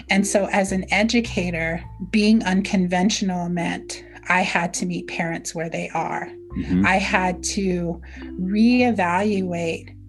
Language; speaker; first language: English; early bilingual, other home language; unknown